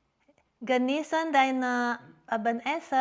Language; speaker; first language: German; non-native, learner; Indonesian